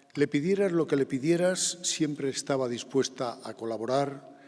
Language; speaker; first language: Spanish; native; Spanish